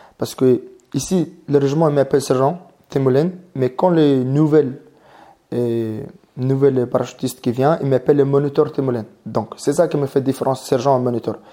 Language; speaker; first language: French; non-native, learner; Mongolian